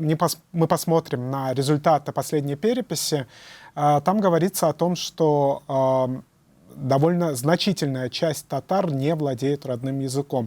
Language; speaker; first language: Russian; native; Russian